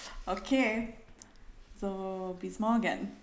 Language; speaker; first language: German; non-native, learner; Spanish